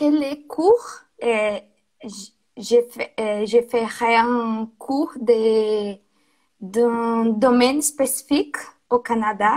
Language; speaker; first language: French; non-native, learner; Portuguese